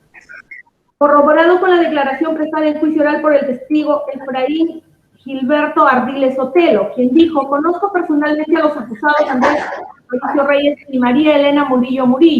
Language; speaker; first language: Spanish; native; Spanish